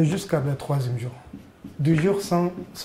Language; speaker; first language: French; non-native, learner; Arabic